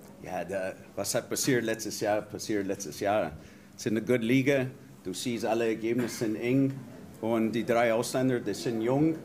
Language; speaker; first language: German; non-native, fluent; English